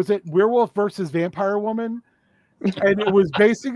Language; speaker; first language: English; native; English